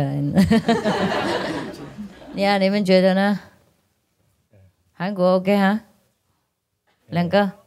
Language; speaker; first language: Chinese; non-native, fluent; Vietnamese